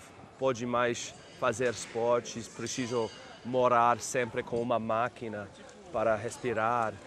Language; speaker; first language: Portuguese; early bilingual, heritage; Portuguese